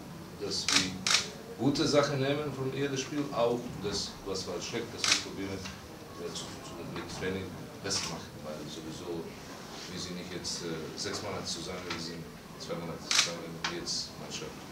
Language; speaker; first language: German; non-native, learner; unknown